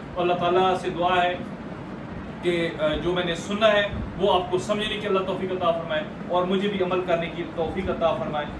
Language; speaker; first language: Urdu; non-native, local second language; Punjabi